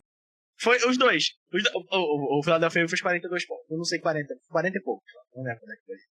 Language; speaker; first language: Portuguese; native; Portuguese